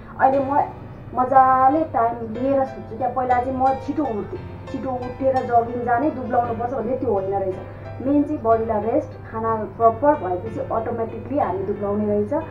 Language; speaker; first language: Nepali; native; Nepali